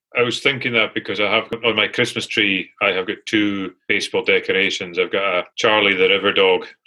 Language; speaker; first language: English; native; English